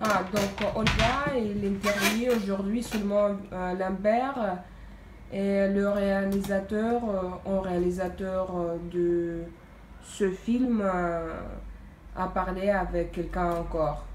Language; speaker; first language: French; non-native, fluent; Russian